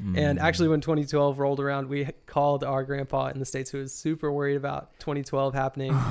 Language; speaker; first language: English; early bilingual, heritage; English